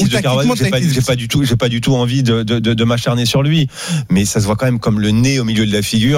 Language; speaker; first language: French; native; French